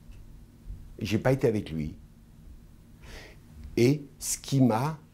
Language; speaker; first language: French; non-native, fluent; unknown